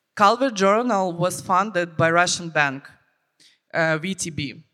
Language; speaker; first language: English; non-native, fluent; Ukrainian